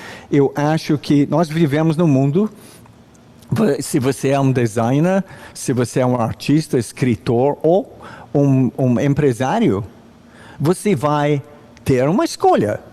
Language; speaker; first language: Portuguese; non-native, fluent; English